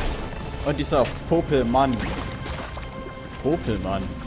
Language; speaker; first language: German; native; German